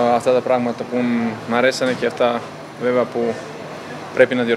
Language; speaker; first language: Greek; non-native, fluent; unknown